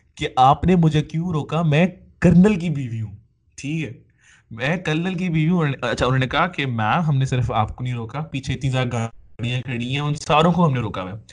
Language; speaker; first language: Urdu; native; Urdu